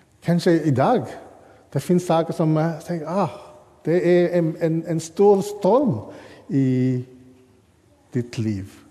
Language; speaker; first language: Swedish; non-native, fluent; English